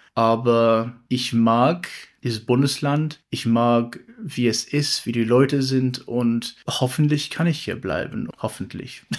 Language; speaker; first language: German; non-native, learner; English